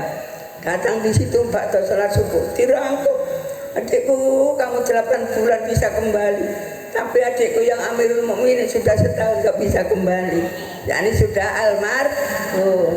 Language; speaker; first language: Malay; non-native, local second language; Javanese